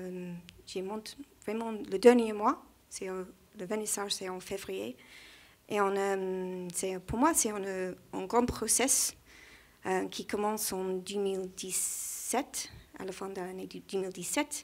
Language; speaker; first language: French; non-native, learner; English